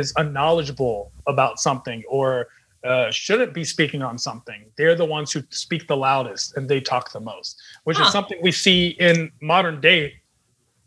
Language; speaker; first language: English; native; English